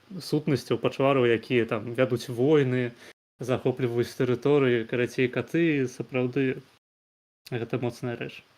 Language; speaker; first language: Belarusian; native; Belarusian